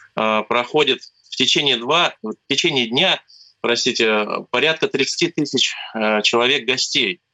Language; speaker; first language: Russian; native; Russian